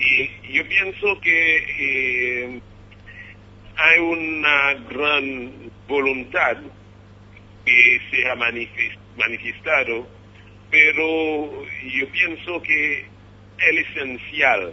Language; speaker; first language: Spanish; non-native, fluent; Haitian Creole